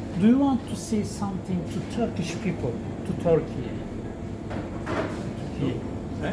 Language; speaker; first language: English; non-native, local second language; Turkish